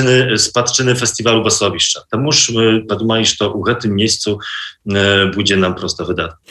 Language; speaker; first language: Belarusian; non-native, local second language; Polish